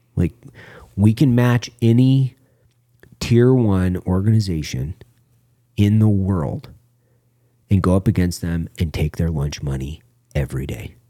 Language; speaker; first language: English; native; English